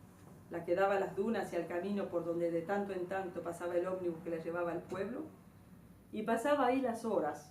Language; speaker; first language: Spanish; native; Spanish